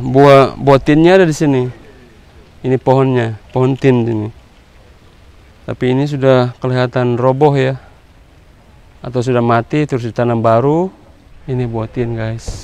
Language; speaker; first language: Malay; non-native, local second language; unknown